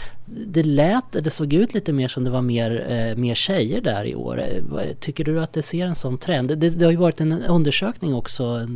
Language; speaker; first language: Swedish; native; Swedish